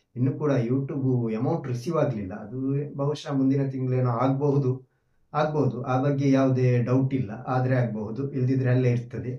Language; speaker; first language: Kannada; non-native, local second language; Malayalam